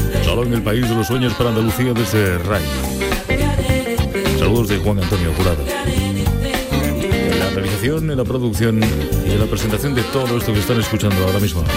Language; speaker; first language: Spanish; native; Spanish